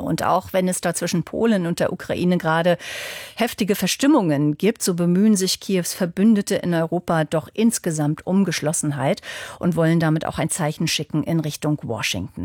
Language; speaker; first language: German; native; German